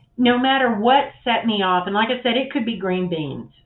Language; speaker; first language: English; native; English